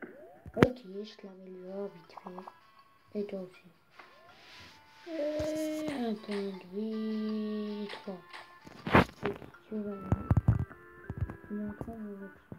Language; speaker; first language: French; native; French